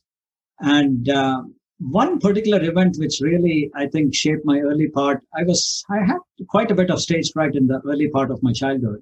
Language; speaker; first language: English; non-native, local second language; Kannada